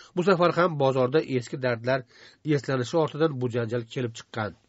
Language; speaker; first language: Uzbek; native; Uzbek